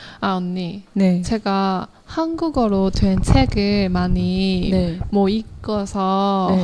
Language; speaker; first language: Korean; non-native, learner; Chinese